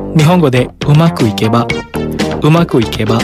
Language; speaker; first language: Japanese; non-native, fluent; Indonesian